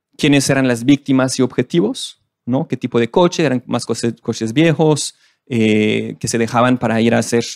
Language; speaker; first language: Spanish; non-native, fluent; French